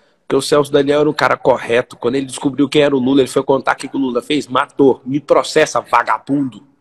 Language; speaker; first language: Portuguese; native; Portuguese